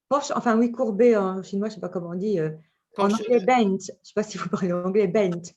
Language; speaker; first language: French; native; French